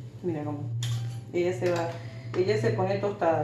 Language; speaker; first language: Spanish; native; Spanish